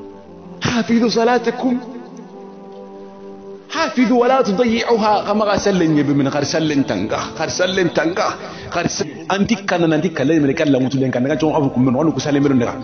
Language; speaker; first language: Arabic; non-native, fluent; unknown